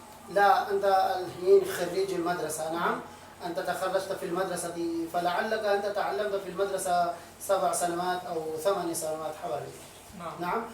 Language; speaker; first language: Arabic; non-native, fluent; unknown